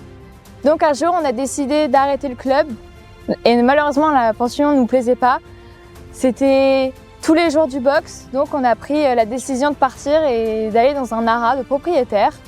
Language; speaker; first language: French; native; French